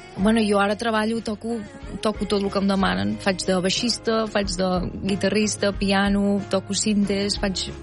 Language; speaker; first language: Catalan; native; Catalan